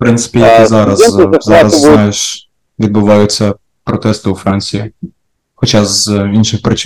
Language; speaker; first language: Ukrainian; native; Ukrainian